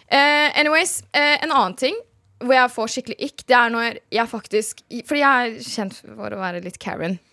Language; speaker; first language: Norwegian; native; Norwegian